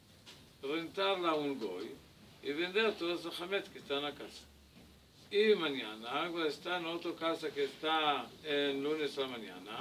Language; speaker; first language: Spanish; non-native, learner; Hebrew